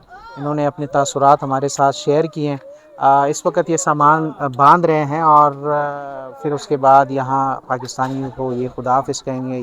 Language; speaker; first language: Urdu; native; Urdu